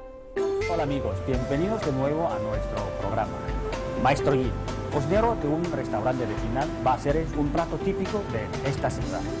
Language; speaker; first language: Spanish; non-native, fluent; Chinese